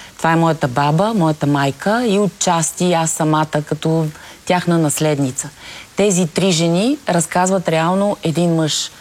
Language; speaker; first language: Bulgarian; native; Bulgarian